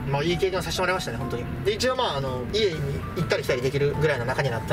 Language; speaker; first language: Japanese; native; Japanese